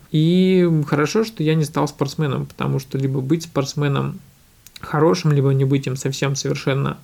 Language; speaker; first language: Russian; native; Russian